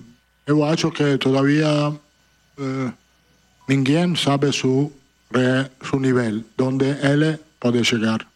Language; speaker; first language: Portuguese; non-native, fluent; Italian